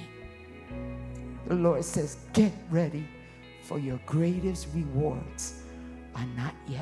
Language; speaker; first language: English; native; English